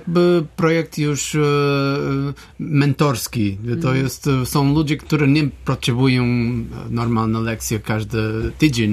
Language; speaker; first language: Polish; non-native, learner; Portuguese